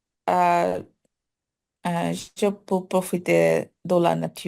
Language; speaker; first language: French; non-native, learner; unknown